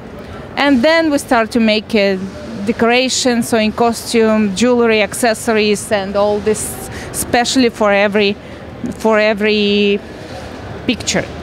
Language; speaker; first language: English; non-native, learner; Russian